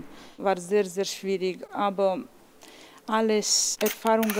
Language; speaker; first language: German; non-native, learner; Romanian